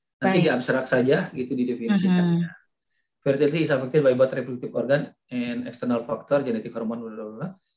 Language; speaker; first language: English; non-native, fluent; Indonesian